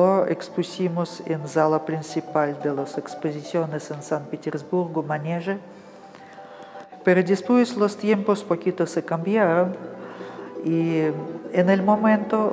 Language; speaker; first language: Spanish; non-native, fluent; Russian